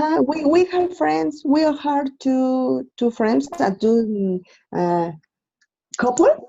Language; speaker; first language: English; non-native, learner; Spanish